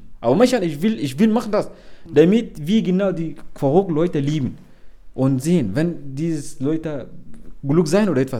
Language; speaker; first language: German; non-native, learner; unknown